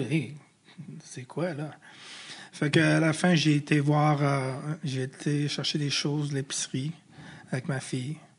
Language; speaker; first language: French; early bilingual, other home language; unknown